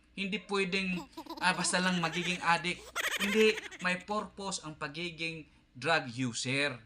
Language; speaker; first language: Filipino; non-native, local second language; Cebuano